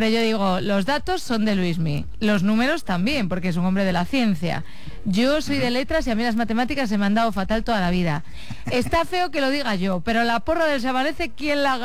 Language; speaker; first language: Spanish; native; Spanish